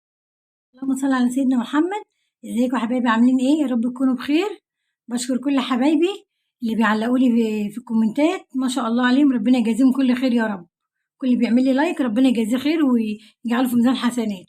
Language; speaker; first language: Arabic; native; Arabic